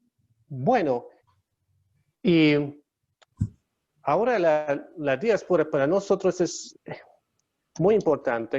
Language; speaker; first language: Spanish; non-native, learner; Hungarian